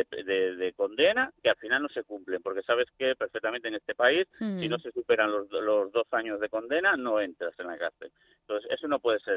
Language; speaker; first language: Spanish; native; Spanish